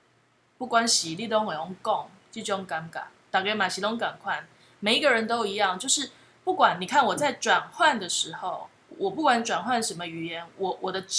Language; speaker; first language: Chinese; native; Chinese